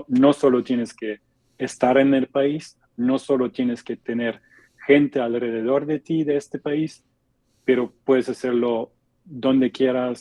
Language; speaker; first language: Spanish; non-native, fluent; German